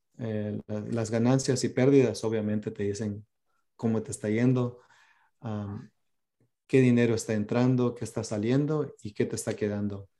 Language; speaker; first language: Spanish; early bilingual, heritage; Spanish